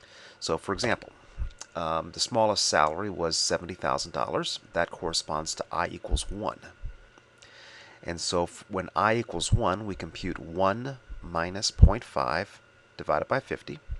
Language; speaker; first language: English; native; English